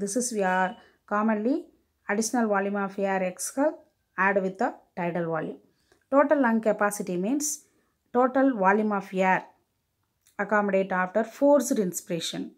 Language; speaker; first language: English; non-native, local second language; Tamil